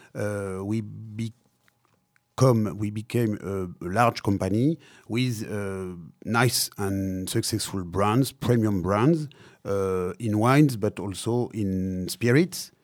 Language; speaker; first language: English; non-native, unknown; French